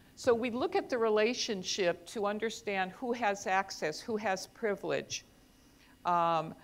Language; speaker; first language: English; native; English